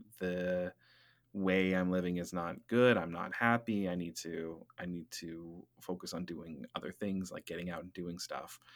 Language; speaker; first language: English; native; English